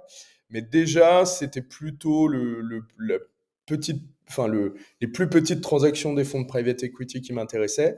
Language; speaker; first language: French; native; French